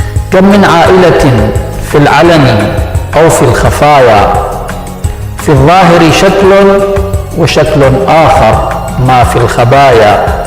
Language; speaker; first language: Arabic; native; Arabic